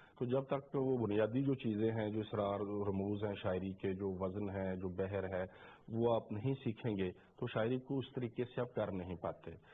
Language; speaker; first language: Urdu; non-native, local second language; Punjabi